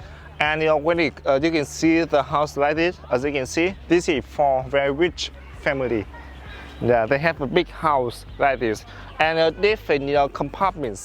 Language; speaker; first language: English; non-native, fluent; Vietnamese